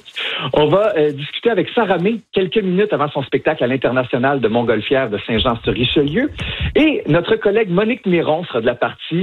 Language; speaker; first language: French; native; French